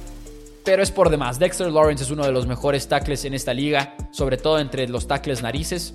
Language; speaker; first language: Spanish; native; Spanish